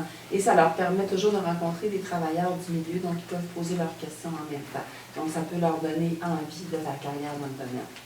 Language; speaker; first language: French; native; French